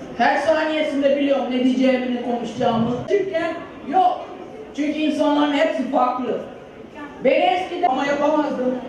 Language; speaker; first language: Turkish; early bilingual, heritage; Turkish